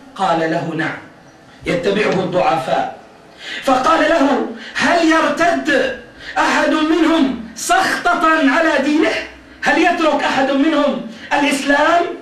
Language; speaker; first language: Arabic; native; Arabic